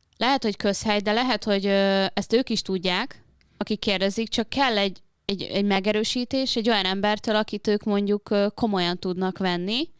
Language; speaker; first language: Hungarian; native; Hungarian